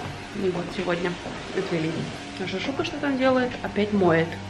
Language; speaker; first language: Russian; native; Russian